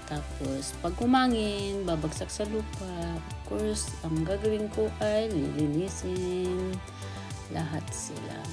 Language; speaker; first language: Filipino; native; Filipino